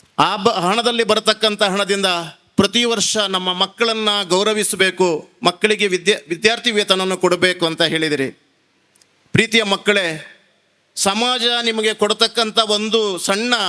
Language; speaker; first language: Kannada; native; Kannada